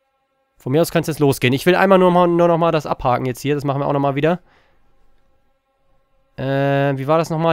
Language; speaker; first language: German; native; German